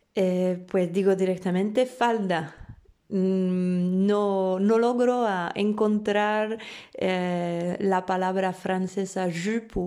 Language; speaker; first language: Spanish; non-native, fluent; Polish